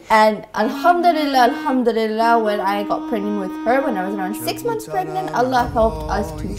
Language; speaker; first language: English; native; English